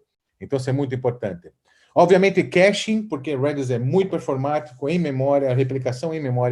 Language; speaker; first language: Portuguese; non-native, fluent; Spanish